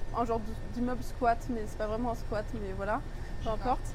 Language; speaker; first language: French; native; French